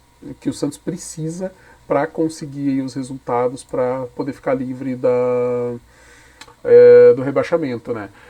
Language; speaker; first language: Portuguese; native; Portuguese